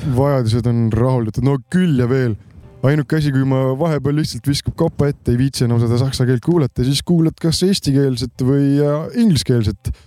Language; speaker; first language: Estonian; non-native, fluent; German